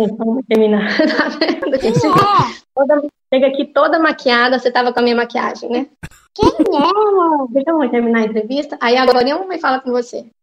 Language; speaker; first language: Portuguese; native; Portuguese